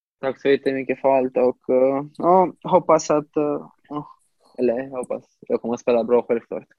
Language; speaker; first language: Swedish; non-native, fluent; Romanian